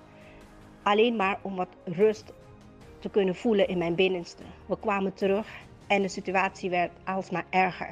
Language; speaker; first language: Dutch; native; Dutch